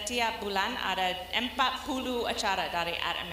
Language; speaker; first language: Indonesian; non-native, learner; English